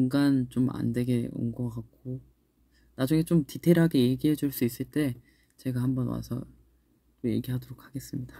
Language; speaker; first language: Korean; native; Korean